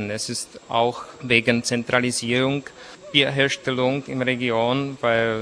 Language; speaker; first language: German; non-native, fluent; Czech